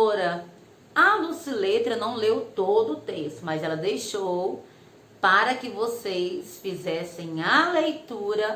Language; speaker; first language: Portuguese; native; Portuguese